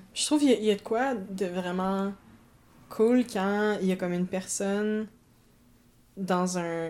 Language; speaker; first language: French; native; French